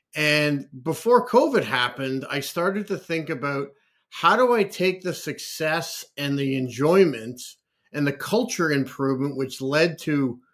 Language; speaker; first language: English; native; English